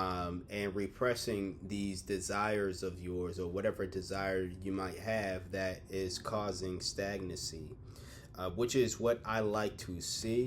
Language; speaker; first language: English; native; English